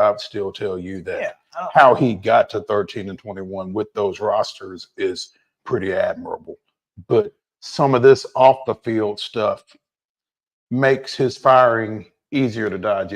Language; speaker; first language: English; native; English